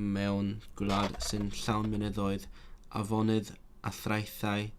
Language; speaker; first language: Welsh; non-native, learner; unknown